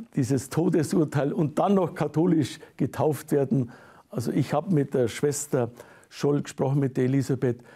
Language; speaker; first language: German; native; German